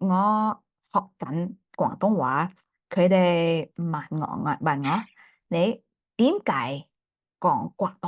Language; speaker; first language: Chinese; non-native, learner; English